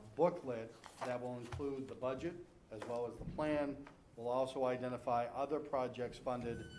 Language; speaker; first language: English; native; English